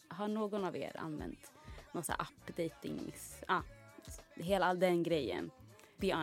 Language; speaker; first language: Swedish; native; Swedish